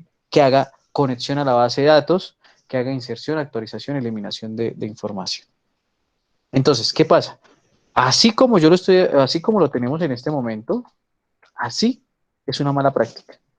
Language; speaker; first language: Spanish; native; Spanish